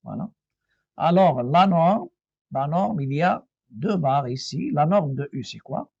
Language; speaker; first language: French; non-native, local second language; Arabic